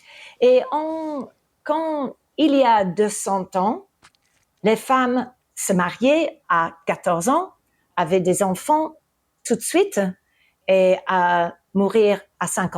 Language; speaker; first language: French; early bilingual, heritage; English